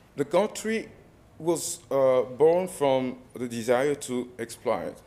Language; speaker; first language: English; non-native, fluent; French